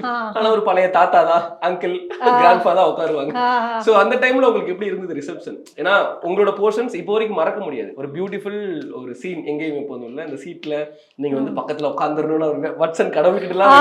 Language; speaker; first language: Tamil; native; Tamil